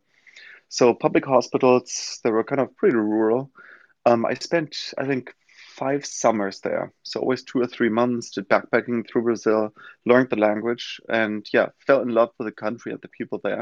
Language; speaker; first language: English; non-native, fluent; German